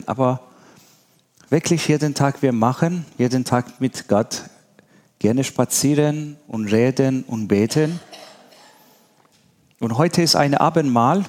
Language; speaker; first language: German; non-native, learner; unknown